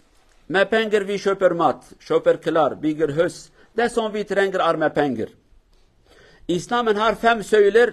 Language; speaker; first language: Norwegian; non-native, learner; Kurdish